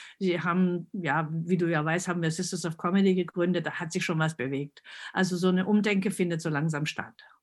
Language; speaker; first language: German; early bilingual, other home language; Italian